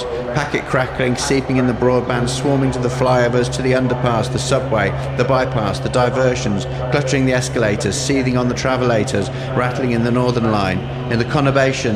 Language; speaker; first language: English; native; English